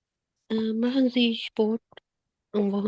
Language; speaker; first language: German; non-native, learner; Hindi